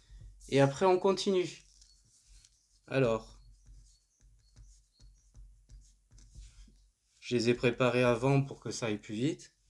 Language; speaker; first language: French; native; French